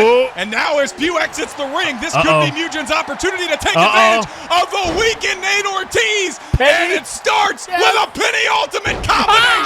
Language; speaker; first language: English; native; English